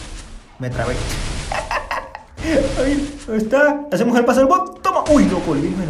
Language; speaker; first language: Spanish; native; Spanish